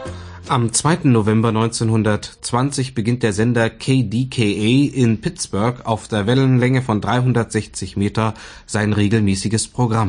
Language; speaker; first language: German; native; German